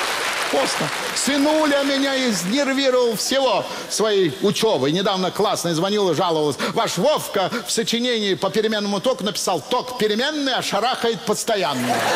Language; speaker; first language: Russian; native; Russian